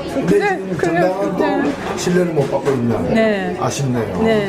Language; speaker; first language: Korean; native; Korean